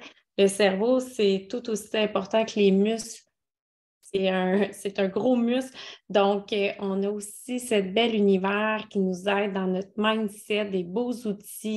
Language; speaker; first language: French; native; French